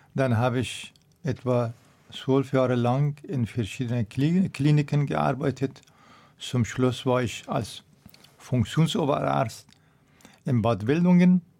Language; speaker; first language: German; non-native, fluent; Persian